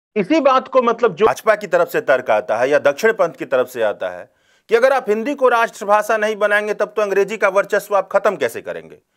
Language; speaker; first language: Hindi; native; Hindi